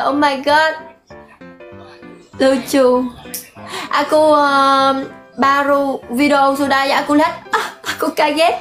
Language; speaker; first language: Indonesian; non-native, learner; Vietnamese